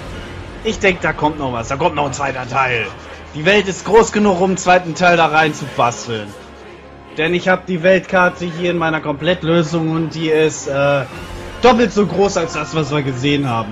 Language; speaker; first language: German; native; German